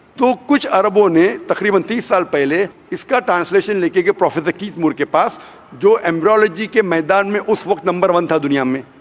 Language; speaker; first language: Hindi; non-native, local second language; Konkani